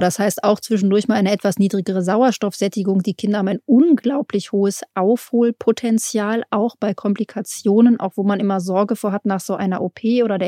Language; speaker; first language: German; native; German